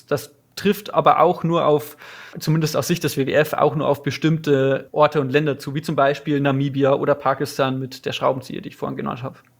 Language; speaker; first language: German; native; German